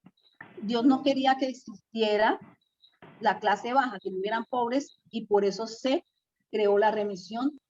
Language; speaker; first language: Spanish; native; Spanish